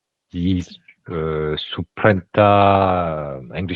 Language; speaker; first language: Lithuanian; non-native, learner; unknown